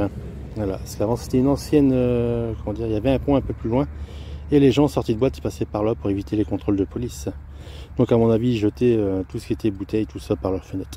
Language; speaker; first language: French; native; French